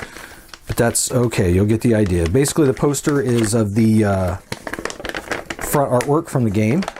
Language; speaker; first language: English; native; English